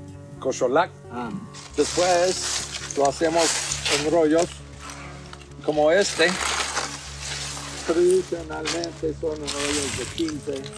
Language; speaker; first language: Spanish; non-native, fluent; English